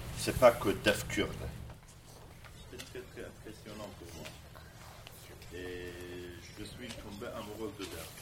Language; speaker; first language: French; non-native, fluent; Kurdish